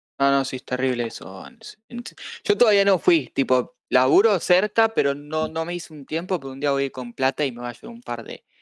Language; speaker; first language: Spanish; native; Spanish